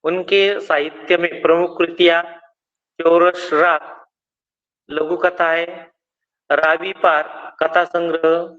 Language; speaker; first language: Hindi; non-native, local second language; Marathi